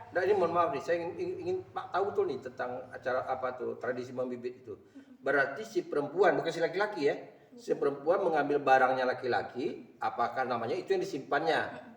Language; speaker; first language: Indonesian; native; Indonesian